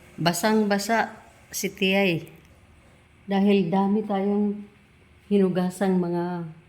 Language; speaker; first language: Filipino; non-native, local second language; Cebuano